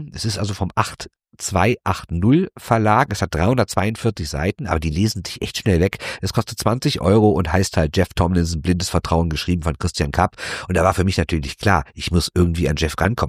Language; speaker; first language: German; native; German